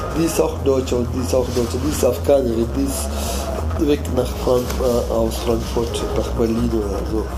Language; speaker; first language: German; non-native, learner; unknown